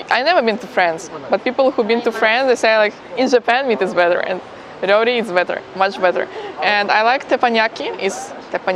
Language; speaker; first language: English; non-native, fluent; Ukrainian